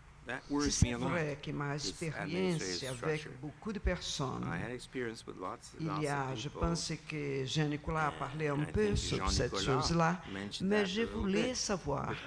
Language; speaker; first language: French; non-native, learner; Portuguese